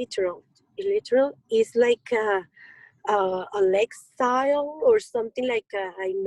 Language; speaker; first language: English; non-native, learner; Spanish